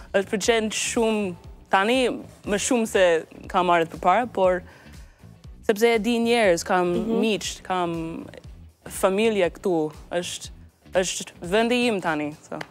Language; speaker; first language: Albanian; non-native, learner; English